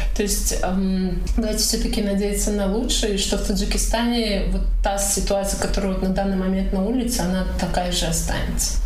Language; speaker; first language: Russian; non-native, local second language; Tajik